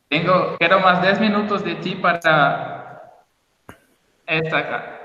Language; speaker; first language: Spanish; non-native, learner; Portuguese